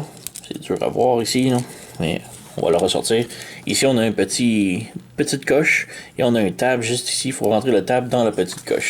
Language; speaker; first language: French; native; French